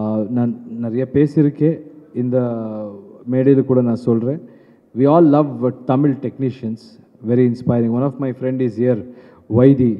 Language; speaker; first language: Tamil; non-native, learner; Kannada